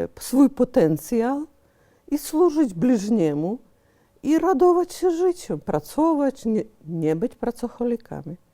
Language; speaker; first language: Polish; early bilingual, heritage; Polish